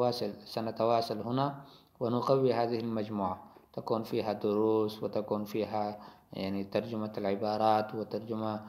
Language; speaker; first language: Arabic; non-native, fluent; Urdu